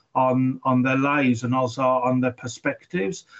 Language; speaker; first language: English; native; English